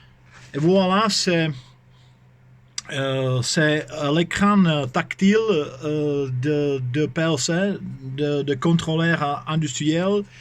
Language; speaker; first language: French; non-native, fluent; Czech